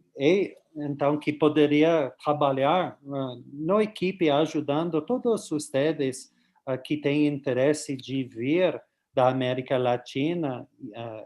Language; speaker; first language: Portuguese; non-native, fluent; English